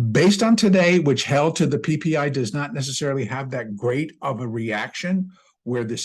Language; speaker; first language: English; native; English